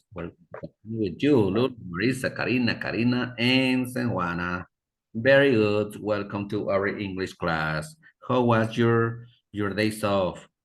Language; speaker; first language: English; non-native, fluent; Spanish